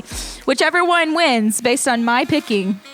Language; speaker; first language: English; native; English